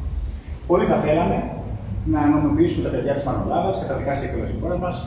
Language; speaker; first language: Greek; native; Greek